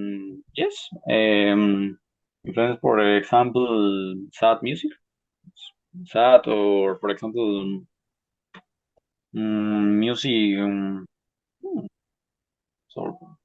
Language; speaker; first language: English; non-native, learner; Spanish